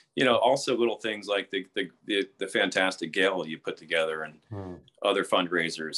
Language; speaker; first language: English; native; English